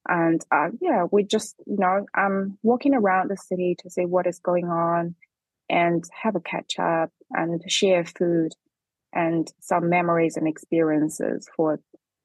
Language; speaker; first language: English; non-native, fluent; Chinese